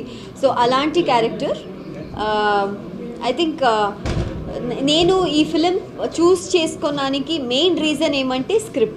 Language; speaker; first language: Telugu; non-native, local second language; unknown